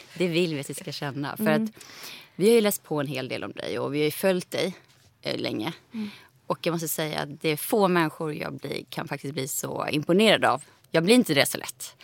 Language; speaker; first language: Swedish; early bilingual, other home language; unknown